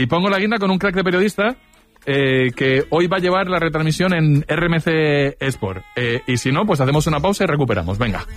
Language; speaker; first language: Spanish; native; Spanish